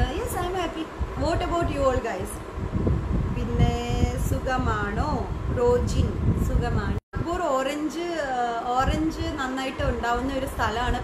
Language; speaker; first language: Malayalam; early bilingual, heritage; Malayalam